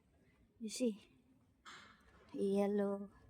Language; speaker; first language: English; non-native, learner; Filipino